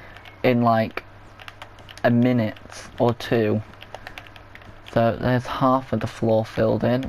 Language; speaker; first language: English; native; English